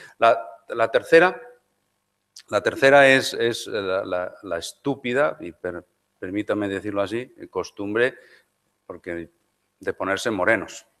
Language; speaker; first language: Spanish; non-native, local second language; Galician